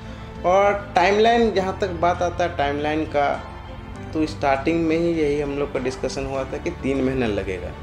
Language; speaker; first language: Hindi; non-native, local second language; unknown